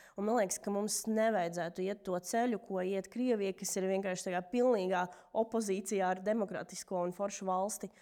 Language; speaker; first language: Latvian; non-native, local second language; Russian